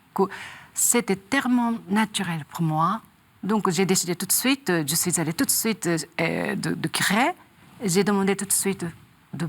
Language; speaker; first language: French; non-native, learner; Japanese